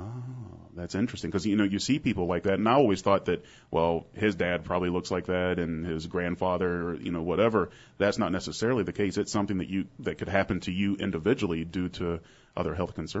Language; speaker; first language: English; native; English